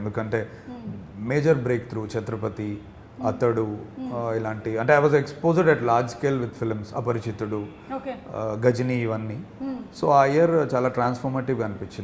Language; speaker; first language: Telugu; native; Telugu